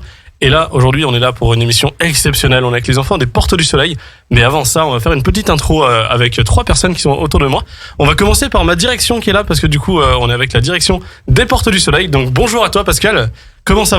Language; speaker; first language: French; native; French